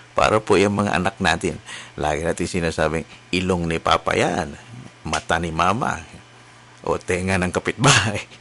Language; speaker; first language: Filipino; native; Filipino